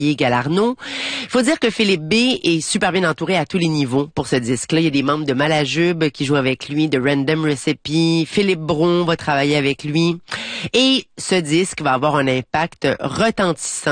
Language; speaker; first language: French; native; French